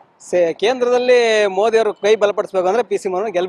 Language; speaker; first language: Kannada; native; Kannada